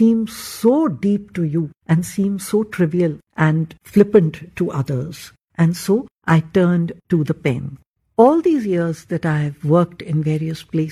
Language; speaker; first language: English; non-native, local second language; Hindi